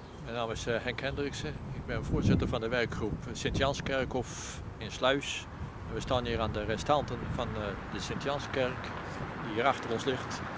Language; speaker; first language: Dutch; native; Dutch